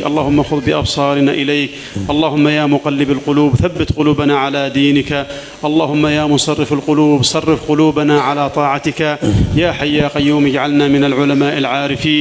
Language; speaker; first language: Arabic; native; Arabic